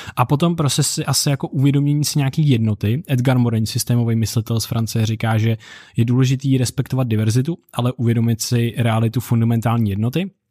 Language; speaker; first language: Czech; native; Czech